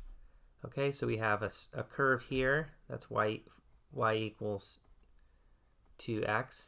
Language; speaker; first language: English; native; English